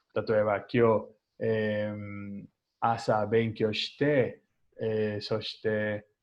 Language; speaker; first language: Japanese; non-native, learner; Spanish